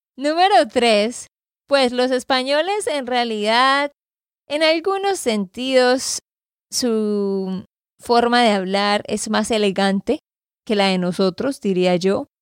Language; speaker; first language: Spanish; native; Spanish